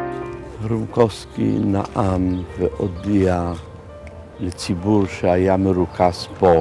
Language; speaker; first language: Hebrew; non-native, fluent; Polish